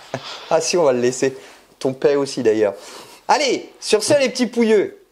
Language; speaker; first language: French; native; French